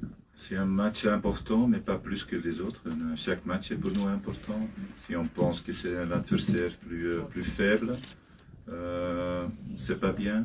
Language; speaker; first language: French; non-native, fluent; Dutch